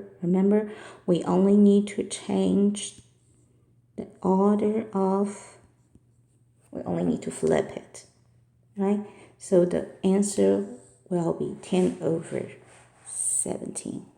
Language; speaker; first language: English; non-native, fluent; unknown